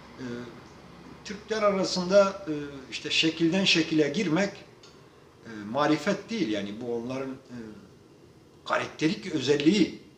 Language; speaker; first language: Turkish; non-native, local second language; Kurdish